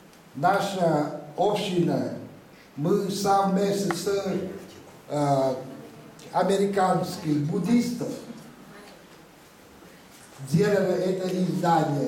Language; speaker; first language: Russian; non-native, fluent; Vietnamese